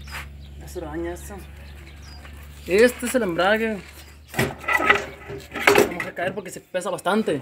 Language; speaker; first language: Spanish; native; Spanish